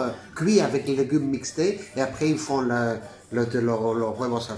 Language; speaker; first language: French; non-native, fluent; Spanish